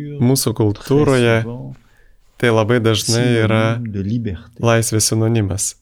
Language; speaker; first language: Lithuanian; native; Lithuanian